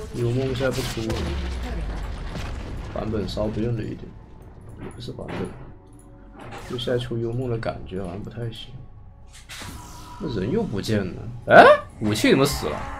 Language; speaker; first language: Chinese; native; Chinese